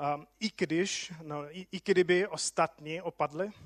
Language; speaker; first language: Czech; non-native, fluent; English